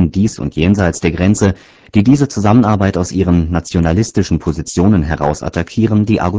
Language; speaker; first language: German; native; German